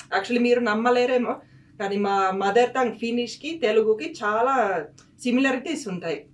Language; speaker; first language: Telugu; non-native, fluent; Finnish